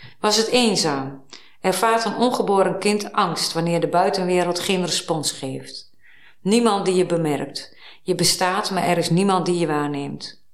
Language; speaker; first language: Dutch; native; Dutch